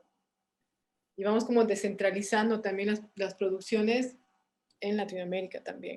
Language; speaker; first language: Spanish; native; Spanish